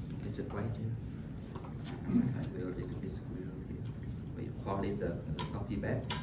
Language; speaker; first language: English; non-native, learner; Vietnamese